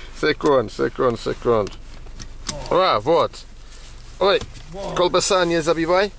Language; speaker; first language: Russian; native; Russian